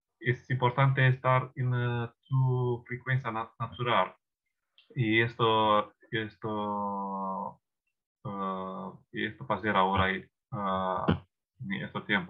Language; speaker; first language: Spanish; non-native, learner; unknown